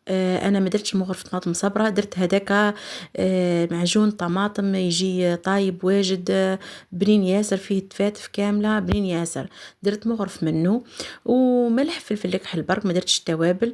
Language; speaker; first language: Arabic; native; Arabic